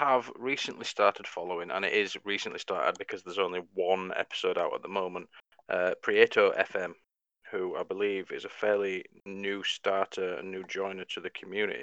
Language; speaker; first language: English; native; English